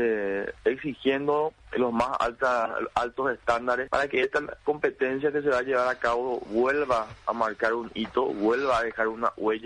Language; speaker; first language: Spanish; native; Spanish